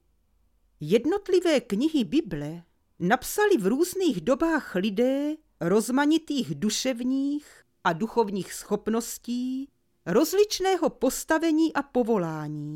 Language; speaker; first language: Czech; native; Czech